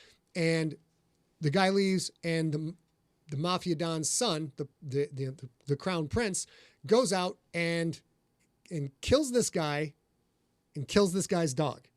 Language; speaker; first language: English; native; English